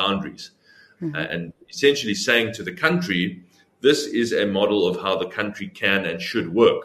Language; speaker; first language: English; native; English